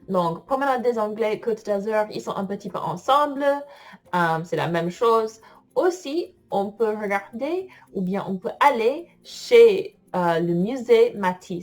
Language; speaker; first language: French; non-native, fluent; English